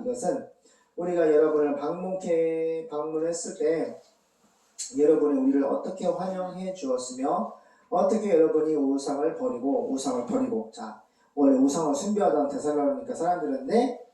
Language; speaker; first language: Korean; native; Korean